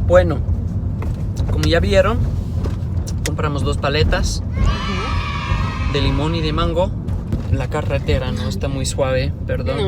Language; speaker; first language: Spanish; non-native, fluent; English